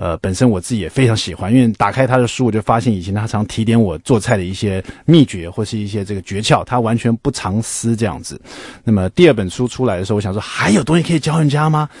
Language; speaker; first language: Chinese; native; Chinese